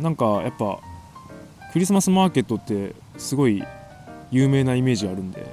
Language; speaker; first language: Japanese; native; Japanese